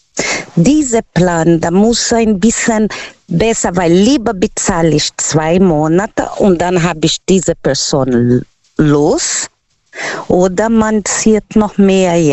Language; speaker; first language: German; non-native, local second language; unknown